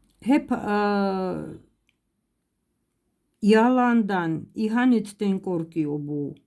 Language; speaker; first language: Turkish; non-native, fluent; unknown